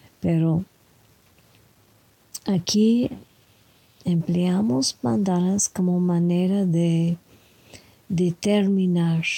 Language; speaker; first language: Spanish; non-native, fluent; French